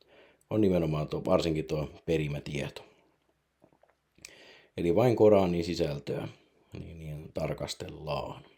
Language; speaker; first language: Finnish; native; Finnish